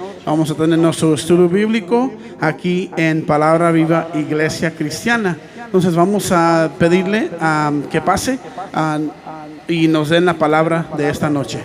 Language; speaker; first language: Spanish; early bilingual, heritage; Spanish